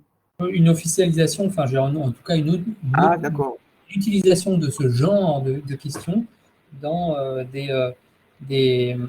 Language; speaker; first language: French; native; French